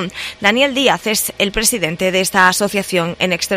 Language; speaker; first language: Spanish; native; Spanish